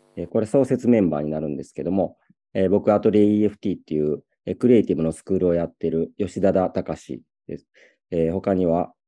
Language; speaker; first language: Japanese; native; Japanese